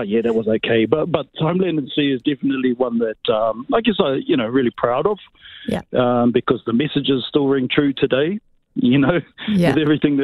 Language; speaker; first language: English; native; English